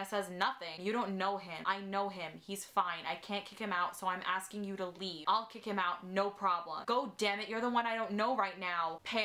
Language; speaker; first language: English; native; English